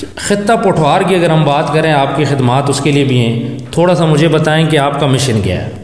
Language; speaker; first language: Urdu; non-native, local second language; Punjabi